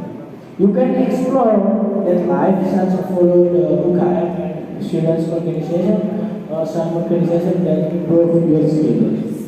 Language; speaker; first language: English; non-native, learner; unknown